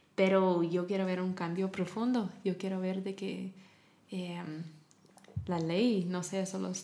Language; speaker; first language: Spanish; non-native, fluent; English